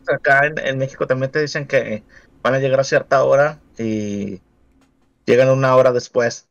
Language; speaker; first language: Spanish; native; Spanish